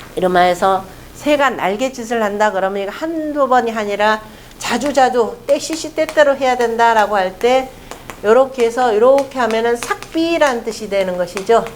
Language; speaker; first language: Korean; native; Korean